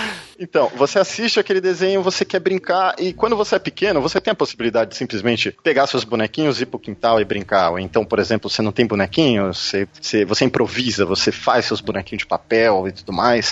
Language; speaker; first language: Portuguese; native; Portuguese